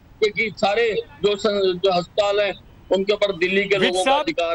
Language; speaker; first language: Hindi; native; Hindi